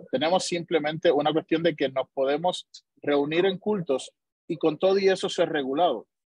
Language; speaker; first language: Spanish; native; Spanish